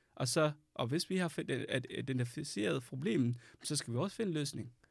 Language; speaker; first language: Danish; non-native, fluent; Arabic